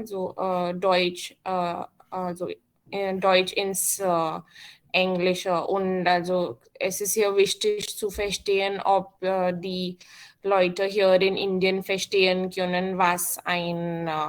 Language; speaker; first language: German; non-native, fluent; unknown